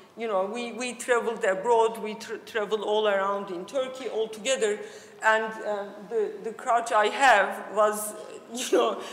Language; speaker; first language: English; non-native, fluent; Turkish